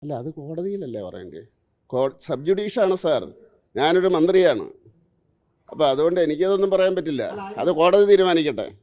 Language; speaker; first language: Malayalam; native; Malayalam